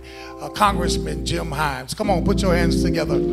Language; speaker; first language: English; native; English